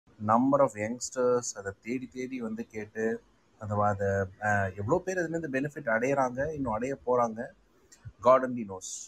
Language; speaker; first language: Tamil; native; Tamil